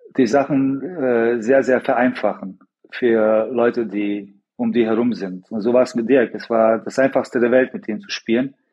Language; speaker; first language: German; early bilingual, other home language; Bosnian